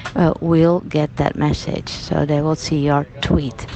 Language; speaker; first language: English; non-native, fluent; Dutch